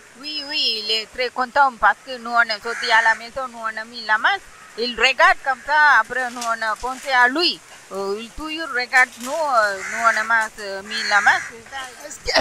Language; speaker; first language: French; non-native, learner; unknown